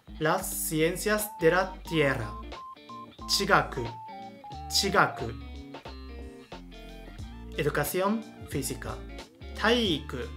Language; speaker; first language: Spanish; non-native, fluent; Japanese